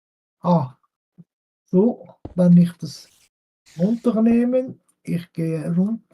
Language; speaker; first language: German; non-native, fluent; French